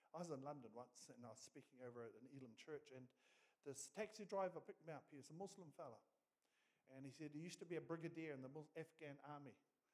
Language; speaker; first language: English; native; English